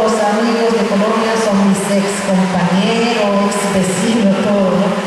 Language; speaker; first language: Spanish; non-native, fluent; Japanese